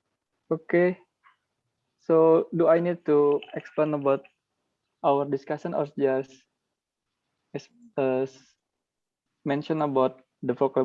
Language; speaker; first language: English; non-native, learner; Indonesian